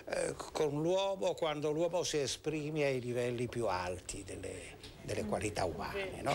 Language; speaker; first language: Italian; native; Italian